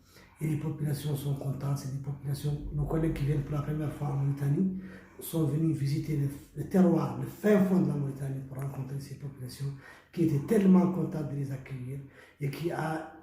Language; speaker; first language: French; non-native, local second language; Arabic